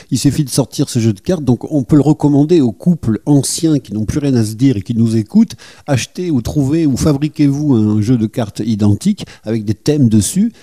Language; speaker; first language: French; native; French